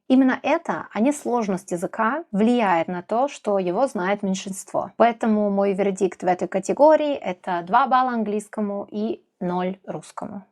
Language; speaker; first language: Russian; non-native, fluent; Serbian